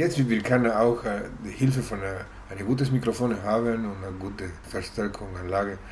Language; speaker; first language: German; non-native, fluent; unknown